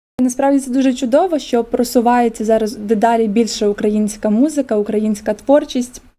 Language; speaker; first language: Ukrainian; native; Ukrainian